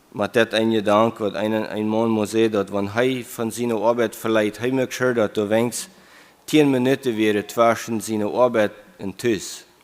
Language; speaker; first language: German; non-native, learner; English